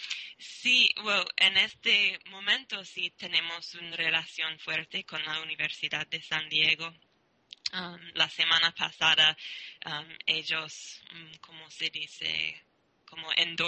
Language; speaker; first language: Spanish; non-native, learner; English